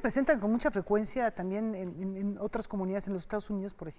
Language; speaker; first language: Spanish; native; Spanish